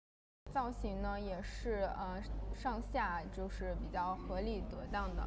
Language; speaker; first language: Chinese; native; Chinese